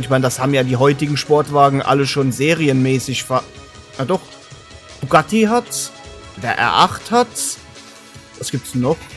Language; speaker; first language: German; native; German